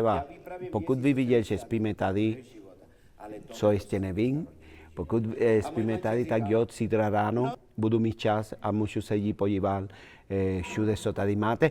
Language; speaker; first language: Czech; non-native, fluent; Spanish